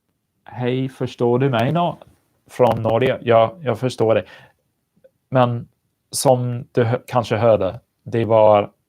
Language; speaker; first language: Swedish; non-native, learner; English